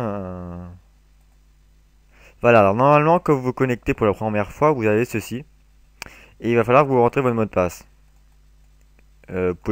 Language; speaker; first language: French; native; French